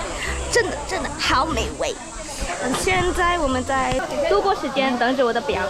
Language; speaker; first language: Chinese; early bilingual, heritage; English